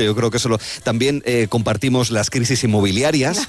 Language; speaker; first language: Spanish; native; Spanish